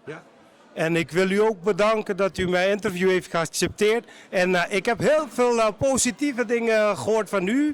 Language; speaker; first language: Dutch; non-native, local second language; Papiamento